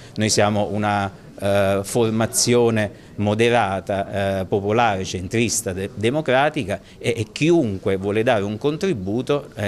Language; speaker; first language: Italian; native; Italian